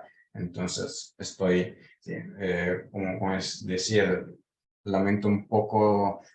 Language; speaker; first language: Spanish; non-native, fluent; Italian